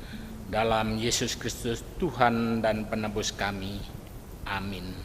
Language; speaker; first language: Indonesian; native; Indonesian